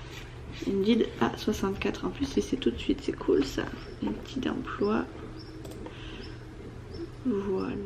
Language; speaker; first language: French; native; French